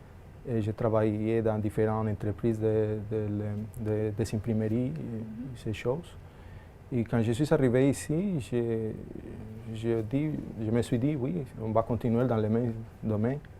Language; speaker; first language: French; non-native, fluent; Spanish